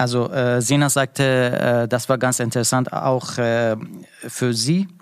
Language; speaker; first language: German; non-native, learner; Persian